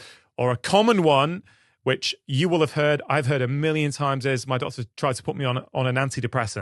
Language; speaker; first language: English; native; English